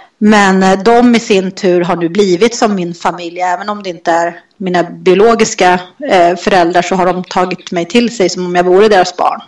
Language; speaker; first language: Swedish; native; Swedish